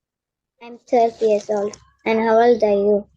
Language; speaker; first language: English; non-native, learner; Tamil